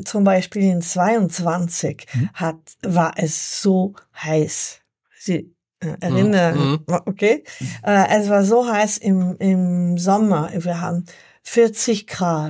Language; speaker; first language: German; non-native, learner; French